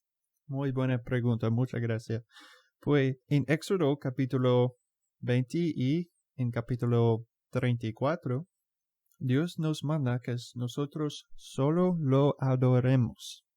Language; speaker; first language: Spanish; non-native, fluent; English